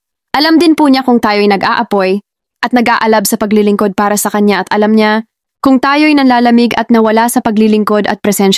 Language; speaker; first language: Filipino; native; Filipino